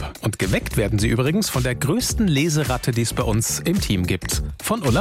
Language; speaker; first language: German; native; German